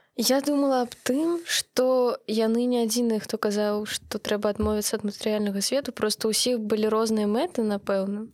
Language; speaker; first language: Belarusian; non-native, local second language; Russian